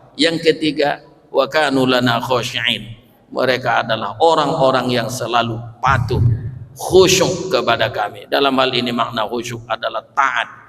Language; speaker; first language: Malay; non-native, local second language; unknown